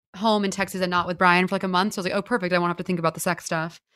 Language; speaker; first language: English; native; English